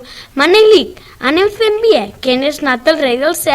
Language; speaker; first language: Catalan; native; Catalan